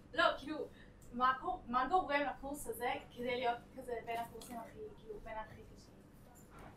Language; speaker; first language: Hebrew; native; Hebrew